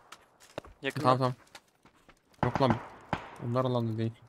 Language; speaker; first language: Turkish; native; Turkish